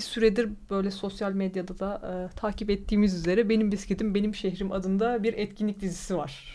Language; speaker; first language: Turkish; native; Turkish